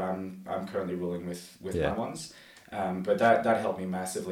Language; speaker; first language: English; native; English